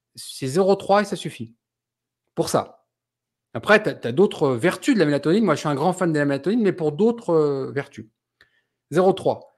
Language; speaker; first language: French; native; French